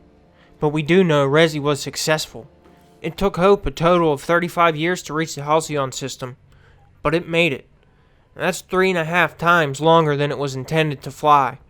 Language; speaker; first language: English; native; English